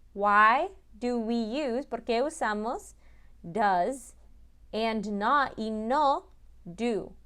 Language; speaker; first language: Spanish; early bilingual, heritage; Spanish